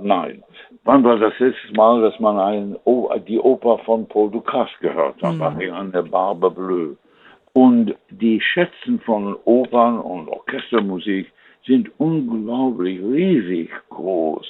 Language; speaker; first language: German; non-native, fluent; English